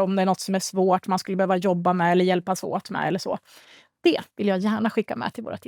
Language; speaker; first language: Swedish; native; Swedish